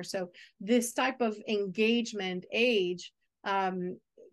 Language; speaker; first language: English; non-native, fluent; Portuguese